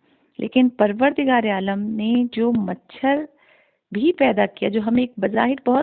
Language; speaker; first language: Urdu; native; Urdu